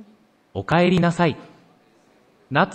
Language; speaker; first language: Japanese; non-native, learner; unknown